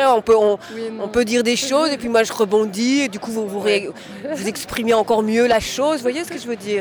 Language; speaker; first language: French; native; French